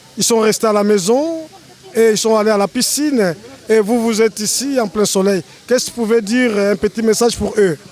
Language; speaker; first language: French; non-native, local second language; Lingala